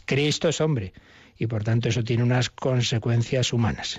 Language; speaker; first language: Spanish; native; Spanish